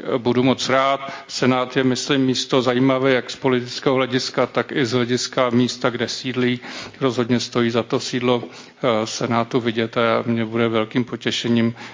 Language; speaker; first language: Czech; native; Czech